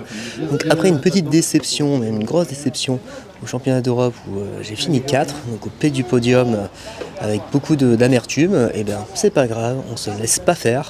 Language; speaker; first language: French; native; French